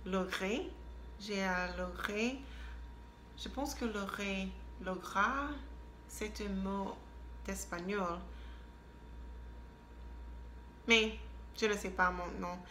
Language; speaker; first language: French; non-native, learner; English